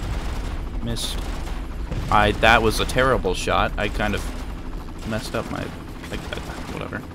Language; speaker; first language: English; native; English